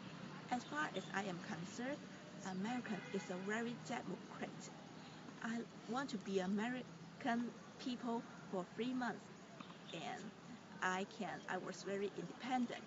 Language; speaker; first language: English; non-native, learner; Chinese